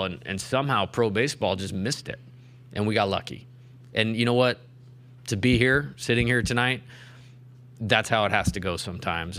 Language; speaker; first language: English; native; English